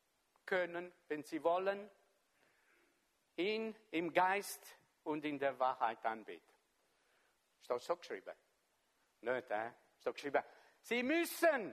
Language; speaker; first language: German; non-native, fluent; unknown